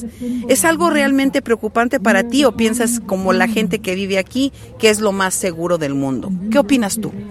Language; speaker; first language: Spanish; native; Spanish